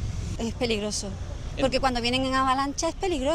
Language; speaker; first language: Spanish; native; Spanish